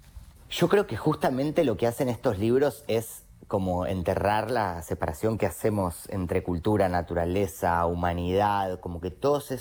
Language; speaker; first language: Spanish; native; Spanish